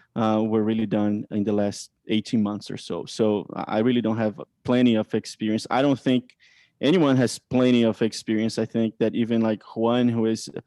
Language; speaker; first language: English; non-native, fluent; Portuguese